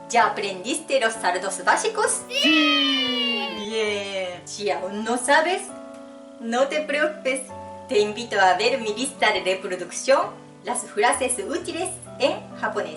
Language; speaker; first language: Spanish; non-native, fluent; Japanese